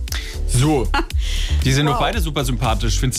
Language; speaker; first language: German; native; German